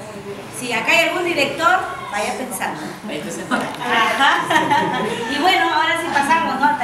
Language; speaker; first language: Spanish; native; Spanish